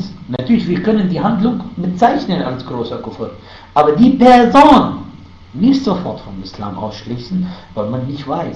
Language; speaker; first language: German; non-native, fluent; Arabic